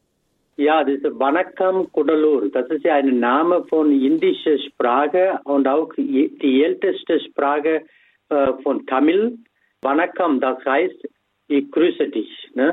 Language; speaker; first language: German; non-native, fluent; Tamil